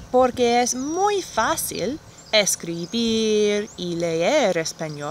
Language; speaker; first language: Spanish; non-native, fluent; English